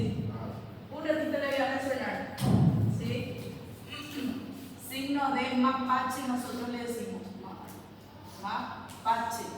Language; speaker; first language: Spanish; native; Spanish